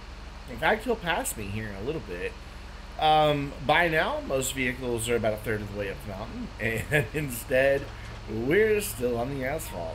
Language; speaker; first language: English; native; English